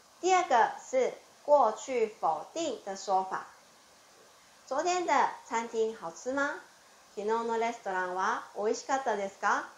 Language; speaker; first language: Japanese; non-native, fluent; Chinese